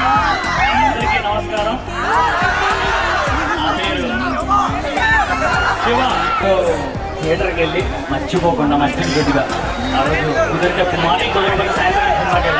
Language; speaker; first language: Telugu; native; Telugu